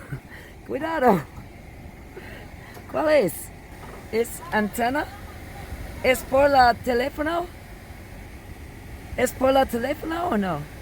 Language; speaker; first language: Spanish; non-native, learner; English